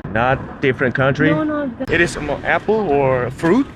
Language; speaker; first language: English; non-native, learner; Korean